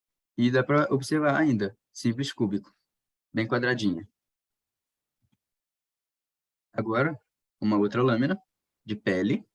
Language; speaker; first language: Portuguese; native; Portuguese